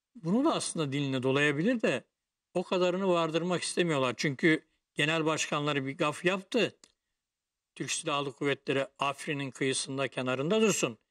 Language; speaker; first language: Turkish; native; Turkish